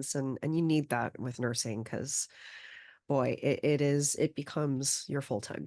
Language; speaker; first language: English; native; English